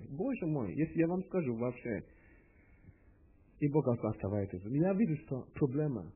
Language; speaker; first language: Russian; non-native, learner; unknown